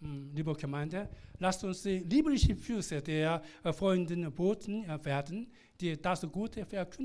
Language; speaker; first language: German; non-native, learner; Korean